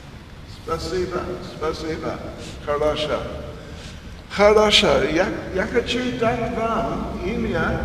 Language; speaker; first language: Russian; non-native, learner; English